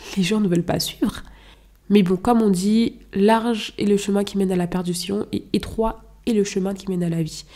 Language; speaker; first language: French; non-native, local second language; Lingala